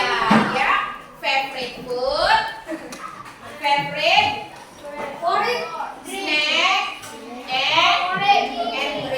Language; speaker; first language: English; non-native, learner; Indonesian